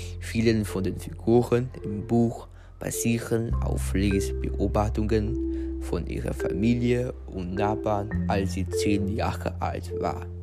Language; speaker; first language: German; non-native, fluent; Portuguese